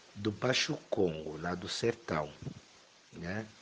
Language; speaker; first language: Portuguese; non-native, fluent; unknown